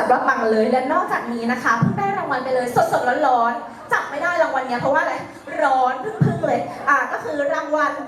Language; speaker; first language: Thai; native; Thai